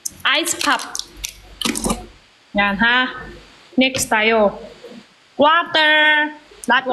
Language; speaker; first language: Filipino; non-native, learner; Korean